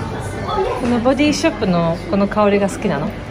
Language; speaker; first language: Japanese; native; Japanese